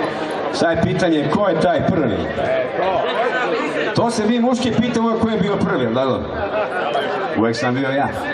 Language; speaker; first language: Bosnian; native; Bosnian